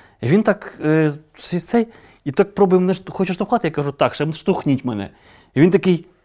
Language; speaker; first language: Ukrainian; native; Ukrainian